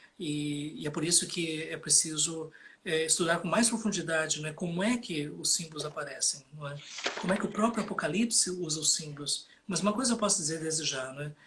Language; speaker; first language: Portuguese; native; Portuguese